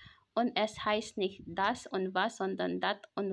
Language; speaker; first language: German; non-native, fluent; Filipino